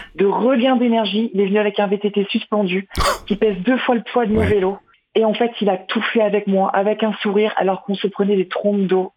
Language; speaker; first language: French; native; French